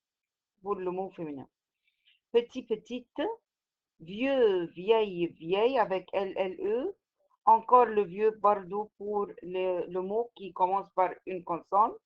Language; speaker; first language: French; non-native, fluent; Arabic